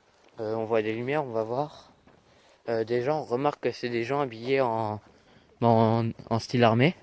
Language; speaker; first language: French; native; French